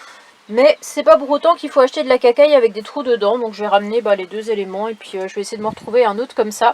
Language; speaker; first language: French; native; French